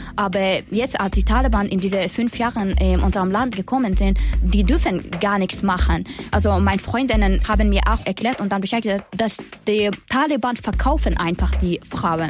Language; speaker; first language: German; non-native, learner; Persian